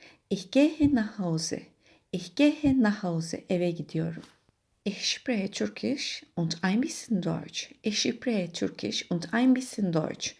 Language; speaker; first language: German; non-native, fluent; Turkish